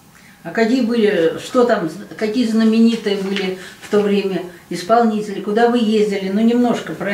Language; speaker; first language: Russian; native; Russian